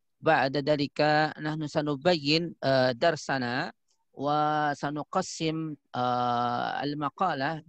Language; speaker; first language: Arabic; non-native, fluent; Indonesian